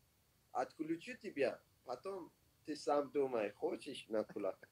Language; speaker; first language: Russian; non-native, learner; Persian